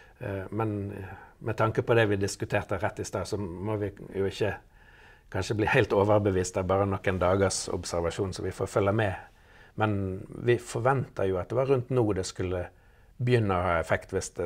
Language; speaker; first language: Norwegian; native; Norwegian